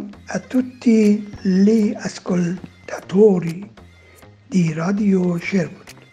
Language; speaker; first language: Italian; non-native, learner; Persian